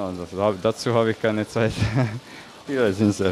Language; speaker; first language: German; non-native, fluent; Slovak